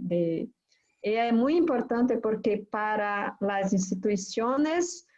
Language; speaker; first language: Spanish; non-native, fluent; Portuguese